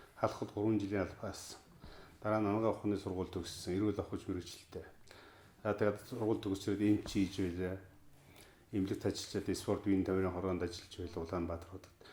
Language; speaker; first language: Mongolian; native; Mongolian